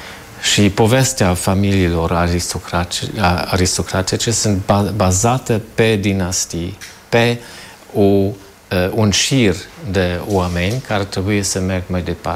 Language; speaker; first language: Romanian; non-native, fluent; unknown